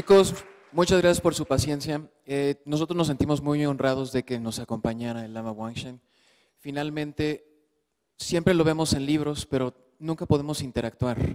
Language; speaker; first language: Spanish; native; Spanish